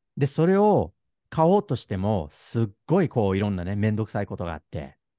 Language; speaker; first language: Japanese; non-native, fluent; English